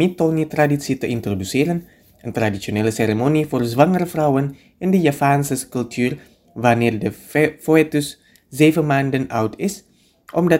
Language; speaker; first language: Dutch; non-native, fluent; Indonesian